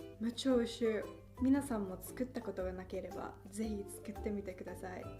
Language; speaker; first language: Japanese; non-native, fluent; Finnish